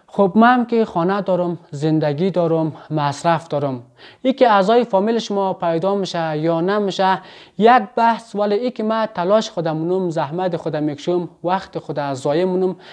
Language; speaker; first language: Persian; native; Persian